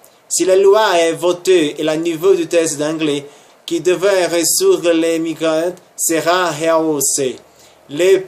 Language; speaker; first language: French; non-native, learner; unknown